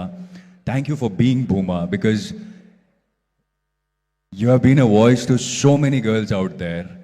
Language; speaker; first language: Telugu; non-native, fluent; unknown